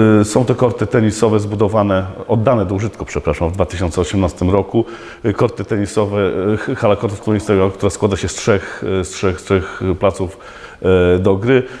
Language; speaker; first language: Polish; native; Polish